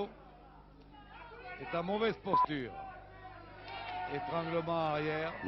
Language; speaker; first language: French; native; French